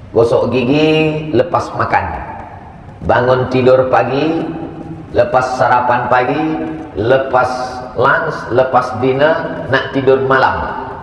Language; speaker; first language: Malay; non-native, fluent; Indonesian